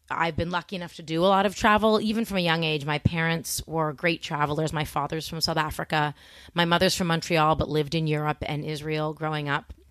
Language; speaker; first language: English; native; English